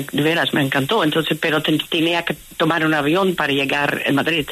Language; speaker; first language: Spanish; non-native, fluent; Dutch